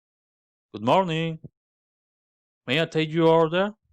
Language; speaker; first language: English; non-native, learner; Spanish